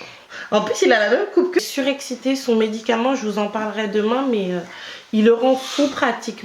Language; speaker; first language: French; native; French